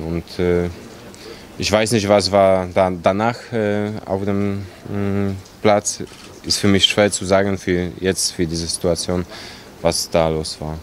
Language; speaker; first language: German; non-native, fluent; Polish